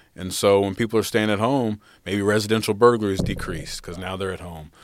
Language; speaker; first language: English; native; English